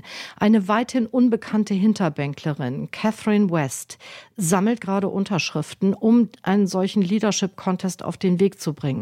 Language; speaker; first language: German; native; German